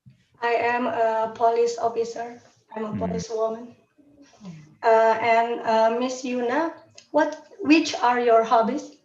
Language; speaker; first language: English; non-native, learner; Indonesian